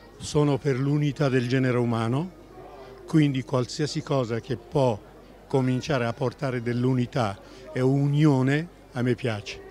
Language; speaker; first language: Italian; non-native, fluent; Persian